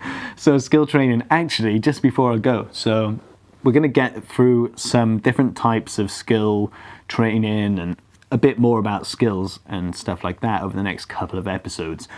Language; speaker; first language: English; native; English